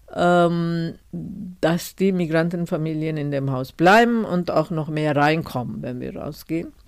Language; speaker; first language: German; non-native, fluent; Turkish